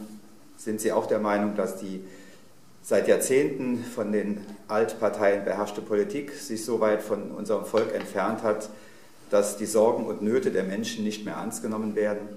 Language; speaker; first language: German; native; German